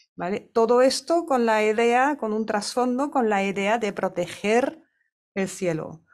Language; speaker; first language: Spanish; non-native, fluent; German